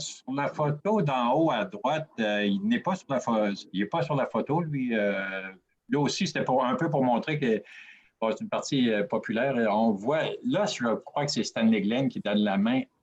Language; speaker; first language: French; native; French